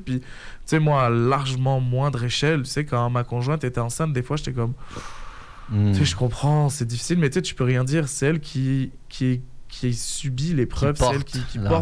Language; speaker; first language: French; native; French